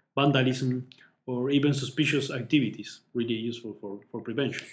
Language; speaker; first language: English; non-native, fluent; Spanish